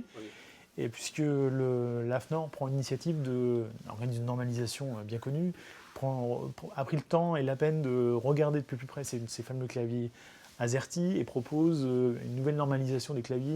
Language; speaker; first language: French; native; French